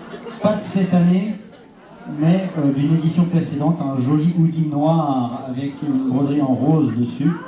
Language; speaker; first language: French; native; French